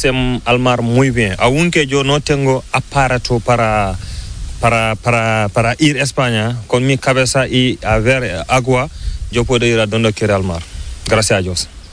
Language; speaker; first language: Spanish; non-native, learner; Fula